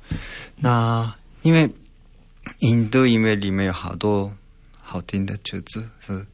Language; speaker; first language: Chinese; non-native, fluent; Japanese